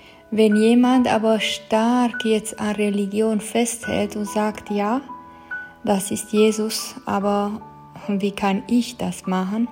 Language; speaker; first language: German; non-native, fluent; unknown